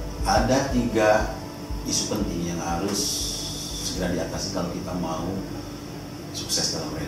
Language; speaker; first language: Indonesian; native; Indonesian